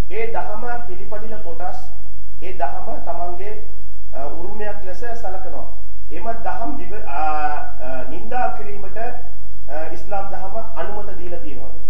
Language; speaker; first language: Sinhala; non-native, local second language; Tamil